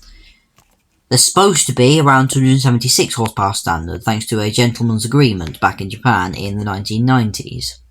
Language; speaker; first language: English; native; English